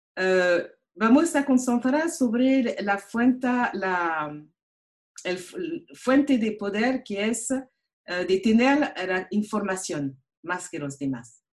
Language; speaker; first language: Spanish; non-native, learner; French